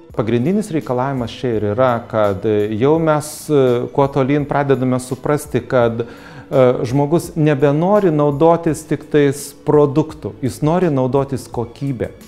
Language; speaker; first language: Lithuanian; native; Lithuanian